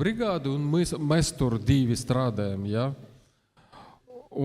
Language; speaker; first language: Latvian; non-native, local second language; Russian